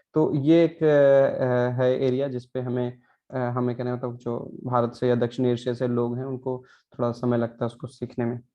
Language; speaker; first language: Hindi; native; Hindi